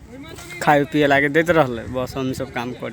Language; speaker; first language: Nepali; non-native, local second language; Bhojpuri